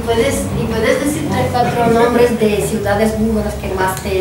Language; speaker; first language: Spanish; non-native, fluent; Bulgarian